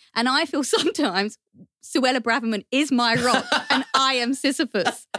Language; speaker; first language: English; native; English